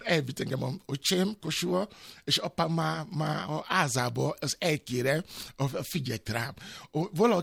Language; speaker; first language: Hungarian; non-native, learner; Albanian